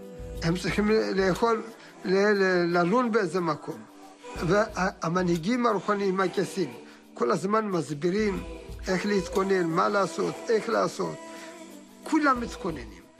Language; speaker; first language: Hebrew; non-native, fluent; Amharic